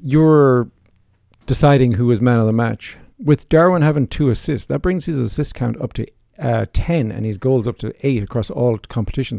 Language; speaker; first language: English; native; English